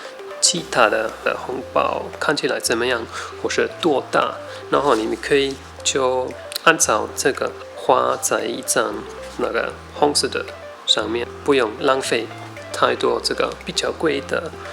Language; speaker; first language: Chinese; non-native, fluent; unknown